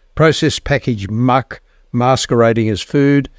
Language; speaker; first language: English; native; English